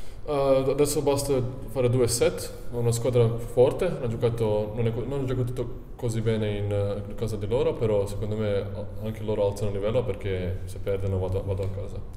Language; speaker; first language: Italian; non-native, learner; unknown